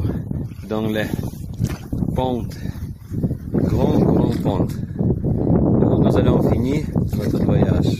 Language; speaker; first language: French; non-native, learner; Ukrainian